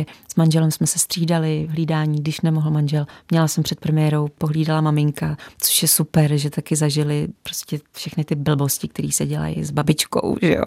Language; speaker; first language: Czech; native; Czech